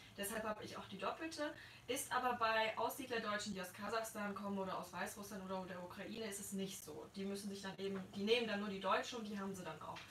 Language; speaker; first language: German; native; German